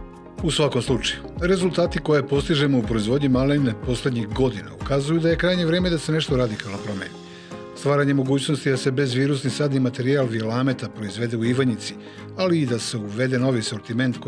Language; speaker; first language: Serbian; native; Serbian